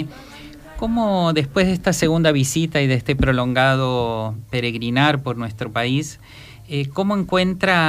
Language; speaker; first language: Spanish; native; Spanish